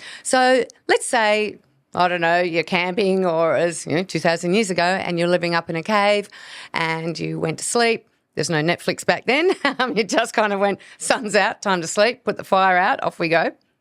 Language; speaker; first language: English; native; English